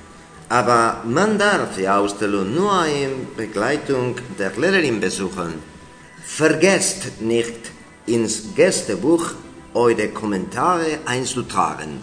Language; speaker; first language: German; non-native, learner; Spanish